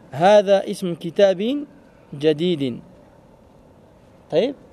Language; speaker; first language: Arabic; non-native, fluent; French